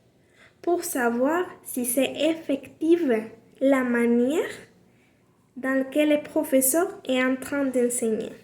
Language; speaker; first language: French; non-native, learner; Spanish